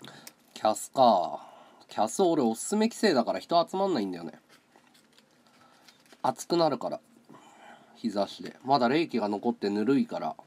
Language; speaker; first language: Japanese; native; Japanese